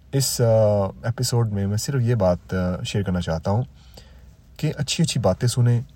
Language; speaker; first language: Urdu; native; Urdu